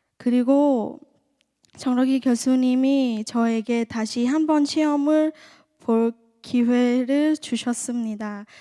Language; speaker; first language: Korean; non-native, learner; Thai